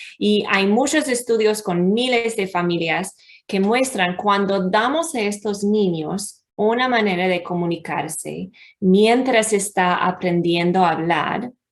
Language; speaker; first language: Spanish; non-native, fluent; English